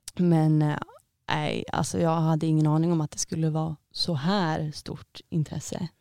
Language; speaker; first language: Swedish; native; Swedish